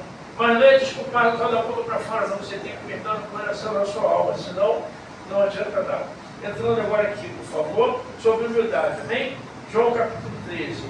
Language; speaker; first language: Portuguese; native; Portuguese